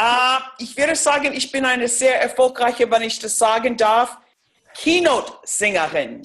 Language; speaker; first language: German; non-native, fluent; English